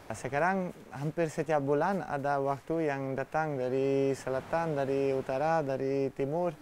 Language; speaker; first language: Indonesian; non-native, learner; Italian